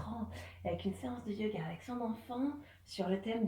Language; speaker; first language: French; native; French